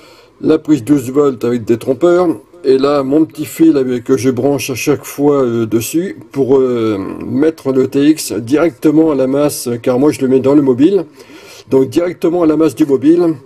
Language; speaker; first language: French; native; French